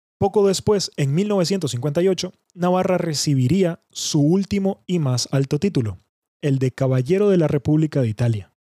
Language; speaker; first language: Spanish; native; Spanish